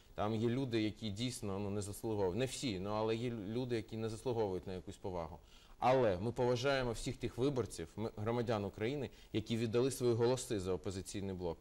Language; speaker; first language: Ukrainian; non-native, local second language; Russian